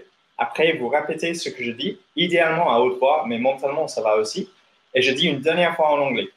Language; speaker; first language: French; non-native, fluent; English